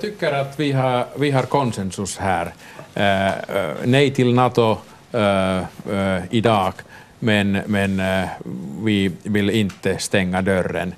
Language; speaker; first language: Swedish; non-native, local second language; Finnish